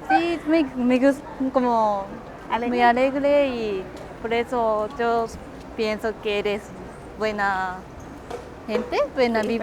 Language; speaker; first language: Spanish; non-native, fluent; Japanese